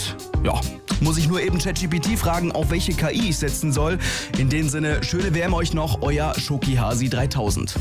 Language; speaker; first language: German; native; German